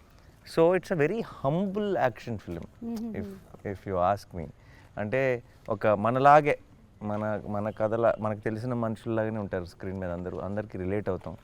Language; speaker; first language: Telugu; native; Telugu